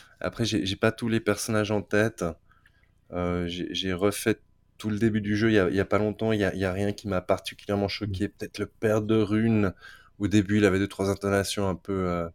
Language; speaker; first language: French; native; French